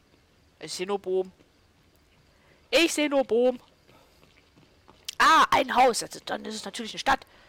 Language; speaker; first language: German; native; German